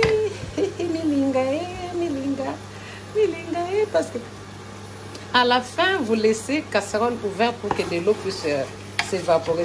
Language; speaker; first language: French; non-native, local second language; Lingala